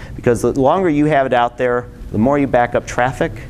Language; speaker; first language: English; native; English